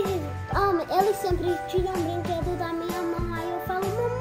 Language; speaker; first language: Portuguese; early bilingual, heritage; Portuguese